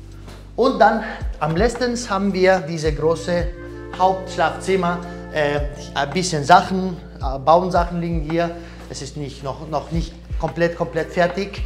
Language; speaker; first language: German; non-native, learner; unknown